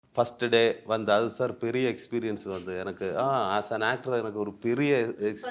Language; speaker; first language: Tamil; non-native, learner; Malayalam